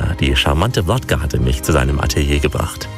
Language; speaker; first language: German; native; German